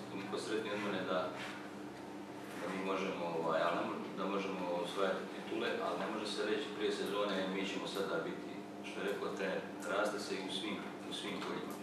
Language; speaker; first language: Croatian; native; Croatian